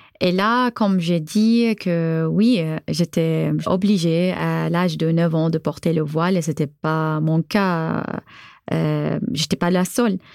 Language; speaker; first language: French; non-native, fluent; Arabic